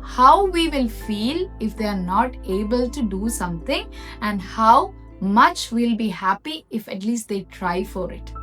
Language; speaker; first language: English; non-native, local second language; Malayalam